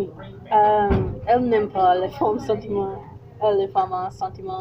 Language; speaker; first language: French; non-native, learner; English